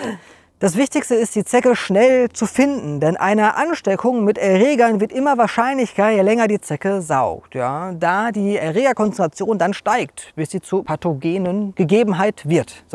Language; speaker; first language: German; native; German